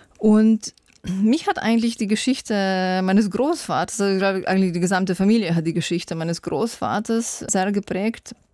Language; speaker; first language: German; non-native, fluent; Slovenian